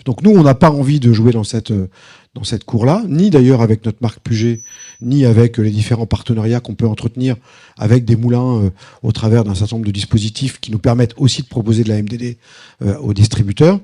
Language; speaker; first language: French; native; French